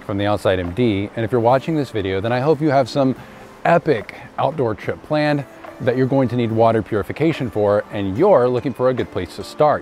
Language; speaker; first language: English; native; English